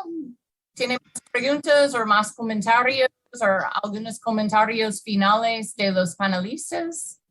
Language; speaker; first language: Spanish; non-native, fluent; English